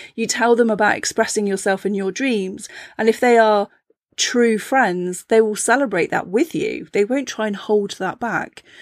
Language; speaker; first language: English; native; English